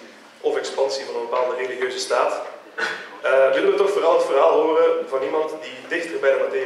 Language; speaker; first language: Dutch; native; Dutch